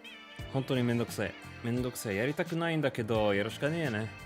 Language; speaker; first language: Japanese; non-native, learner; English